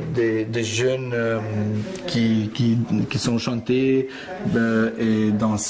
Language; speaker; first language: French; early bilingual, other home language; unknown